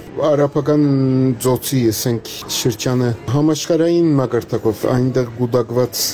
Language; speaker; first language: Armenian; native; Armenian